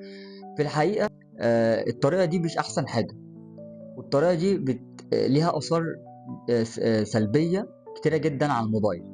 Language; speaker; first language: Arabic; native; Arabic